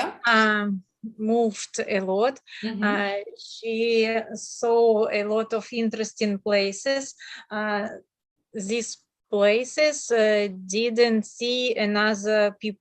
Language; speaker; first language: English; non-native, learner; Russian